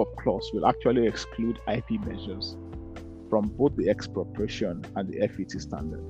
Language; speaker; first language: English; non-native, local second language; Yoruba